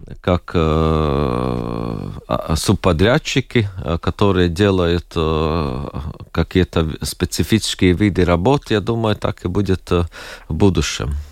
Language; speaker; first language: Russian; non-native, local second language; Latvian